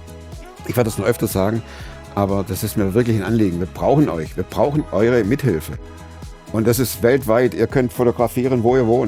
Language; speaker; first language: German; native; German